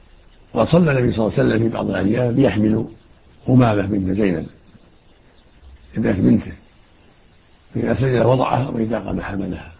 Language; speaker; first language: Arabic; native; Arabic